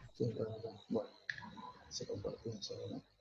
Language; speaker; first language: Spanish; native; Spanish